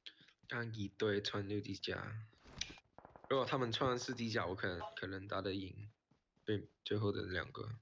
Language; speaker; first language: Chinese; non-native, local second language; Cantonese